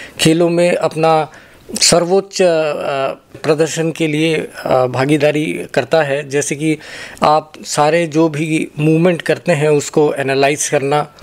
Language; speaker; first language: Hindi; native; Hindi